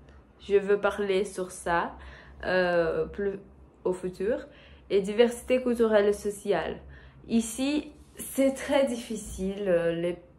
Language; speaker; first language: French; non-native, learner; Portuguese